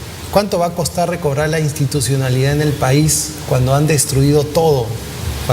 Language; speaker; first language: Spanish; native; Spanish